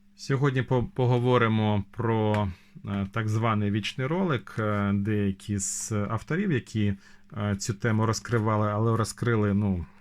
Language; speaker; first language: Ukrainian; non-native, local second language; Russian